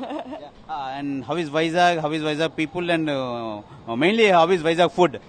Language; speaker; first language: English; non-native, local second language; Telugu